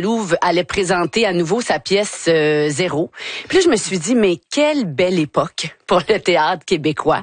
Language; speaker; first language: French; native; French